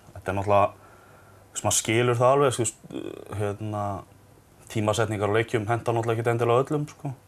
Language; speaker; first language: Icelandic; native; Icelandic